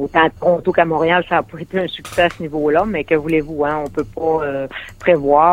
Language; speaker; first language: French; native; French